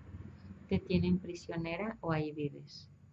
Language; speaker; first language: Spanish; native; Spanish